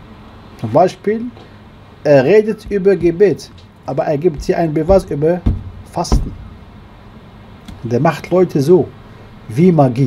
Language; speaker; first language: German; non-native, learner; Arabic